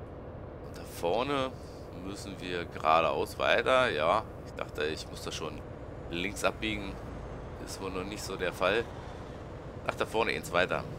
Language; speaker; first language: German; native; German